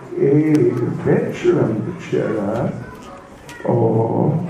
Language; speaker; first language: Russian; non-native, learner; English